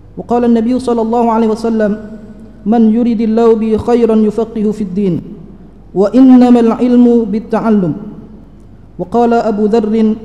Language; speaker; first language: Arabic; non-native, fluent; Malay